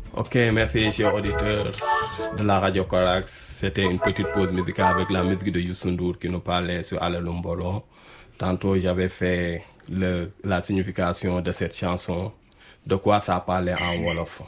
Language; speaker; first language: French; non-native, local second language; Wolof